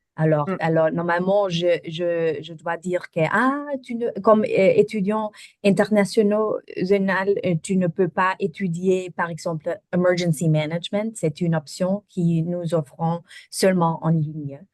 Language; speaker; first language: French; non-native, learner; German